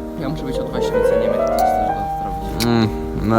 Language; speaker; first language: Polish; native; Polish